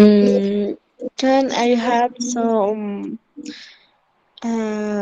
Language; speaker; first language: English; non-native, learner; Spanish